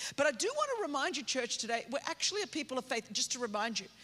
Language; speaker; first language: English; native; English